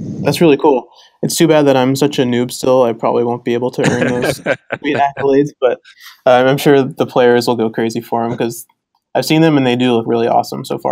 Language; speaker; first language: English; native; English